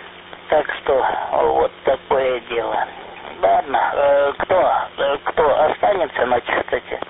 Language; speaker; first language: Russian; native; Russian